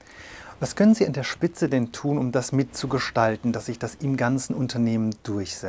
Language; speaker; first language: German; native; German